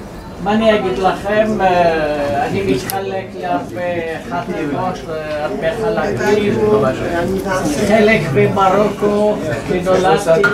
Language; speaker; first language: Hebrew; non-native, fluent; French